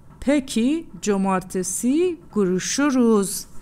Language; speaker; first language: Turkish; non-native, fluent; Persian